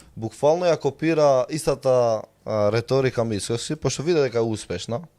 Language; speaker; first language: Macedonian; non-native, local second language; Albanian